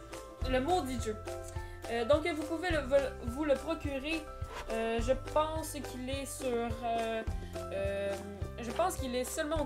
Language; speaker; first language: French; native; French